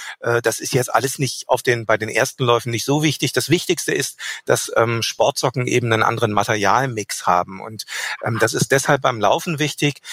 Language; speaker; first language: German; native; German